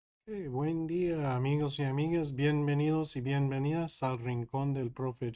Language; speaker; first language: Spanish; non-native, fluent; English